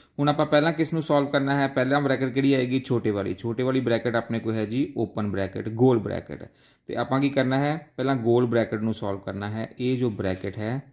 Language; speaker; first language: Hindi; non-native, local second language; Punjabi